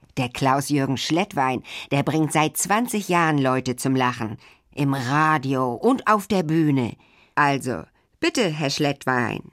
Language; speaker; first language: German; native; German